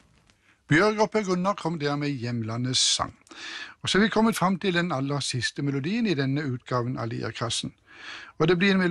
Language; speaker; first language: Norwegian; native; Norwegian